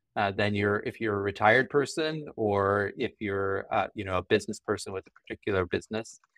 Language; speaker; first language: English; native; English